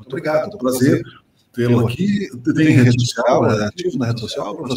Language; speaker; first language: Portuguese; native; Portuguese